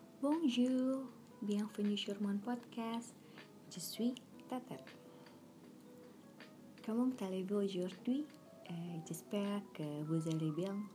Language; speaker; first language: French; non-native, learner; Indonesian